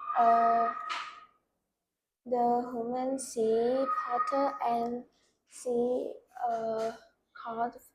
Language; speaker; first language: English; non-native, learner; Vietnamese